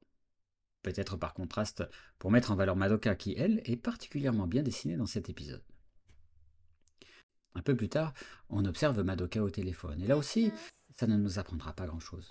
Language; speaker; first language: French; native; French